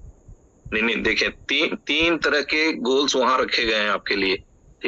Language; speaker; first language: Hindi; native; Hindi